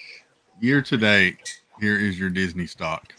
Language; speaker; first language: English; native; English